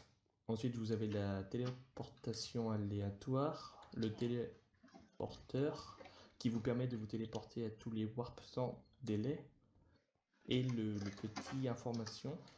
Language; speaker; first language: French; native; French